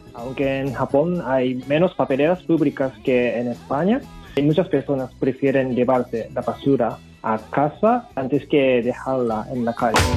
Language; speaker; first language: Spanish; non-native, fluent; Japanese